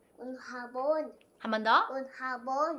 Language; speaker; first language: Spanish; non-native, learner; Korean